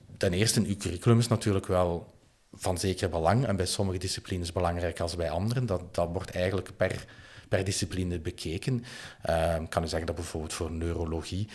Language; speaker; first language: Dutch; native; Dutch